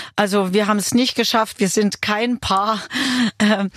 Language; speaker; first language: German; native; German